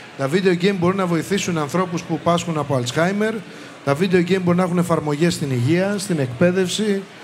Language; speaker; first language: Greek; native; Greek